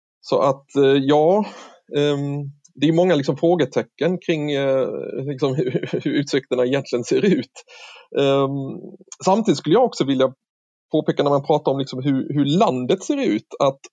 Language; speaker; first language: Swedish; native; Swedish